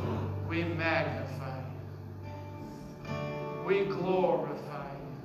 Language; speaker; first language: English; native; English